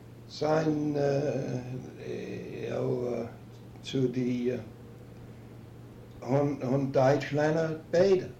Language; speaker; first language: German; early bilingual, heritage; German